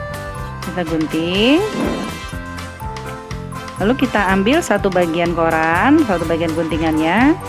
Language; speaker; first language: Indonesian; native; Indonesian